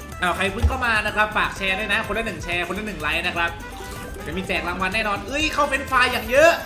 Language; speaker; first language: Thai; native; Thai